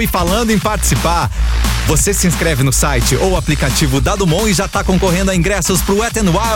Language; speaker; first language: Portuguese; native; Portuguese